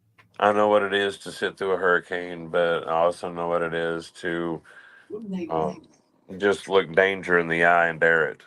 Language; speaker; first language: English; native; English